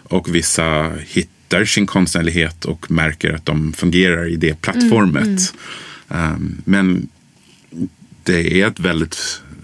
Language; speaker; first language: Swedish; early bilingual, other home language; English